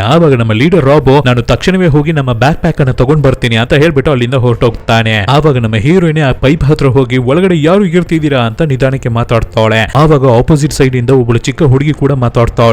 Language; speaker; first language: Kannada; native; Kannada